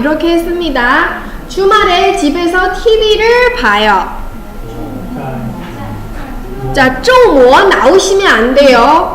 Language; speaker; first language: Korean; non-native, fluent; Chinese